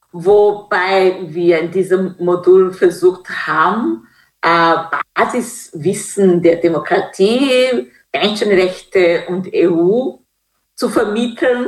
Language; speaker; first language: German; non-native, fluent; Kinyarwanda